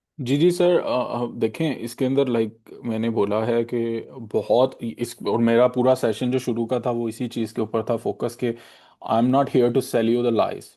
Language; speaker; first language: Urdu; native; Urdu